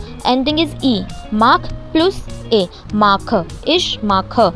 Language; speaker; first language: German; non-native, fluent; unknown